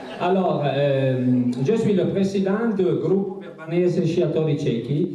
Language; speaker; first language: French; non-native, learner; Italian